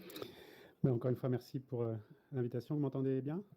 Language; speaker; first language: French; native; French